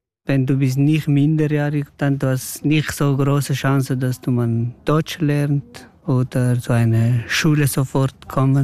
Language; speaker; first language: German; non-native, learner; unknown